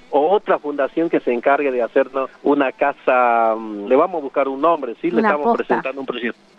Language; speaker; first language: Spanish; non-native, local second language; Guarani